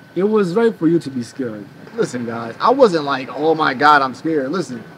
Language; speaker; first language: English; native; English